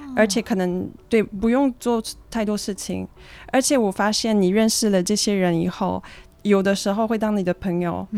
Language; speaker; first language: Chinese; non-native, fluent; French